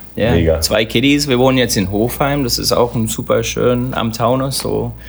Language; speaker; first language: German; non-native, fluent; English